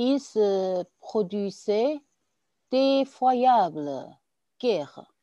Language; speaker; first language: French; non-native, fluent; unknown